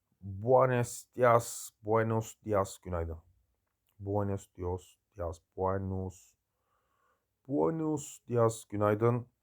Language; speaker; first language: Spanish; non-native, learner; Turkish